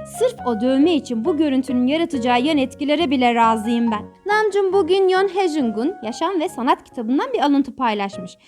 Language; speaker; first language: Turkish; native; Turkish